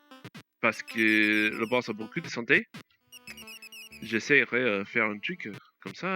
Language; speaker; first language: French; non-native, learner; English